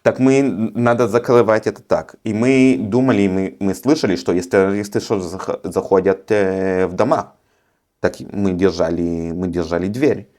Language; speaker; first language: Russian; early bilingual, heritage; Russian